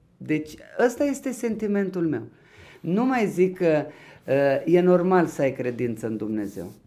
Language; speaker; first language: Romanian; non-native, local second language; Ukrainian